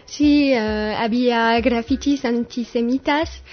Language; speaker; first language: Spanish; non-native, learner; French